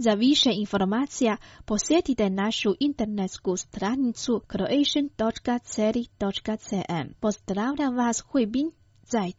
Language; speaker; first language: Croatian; non-native, fluent; Chinese